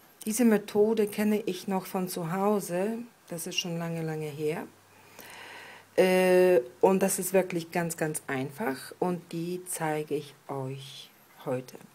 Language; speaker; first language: German; non-native, fluent; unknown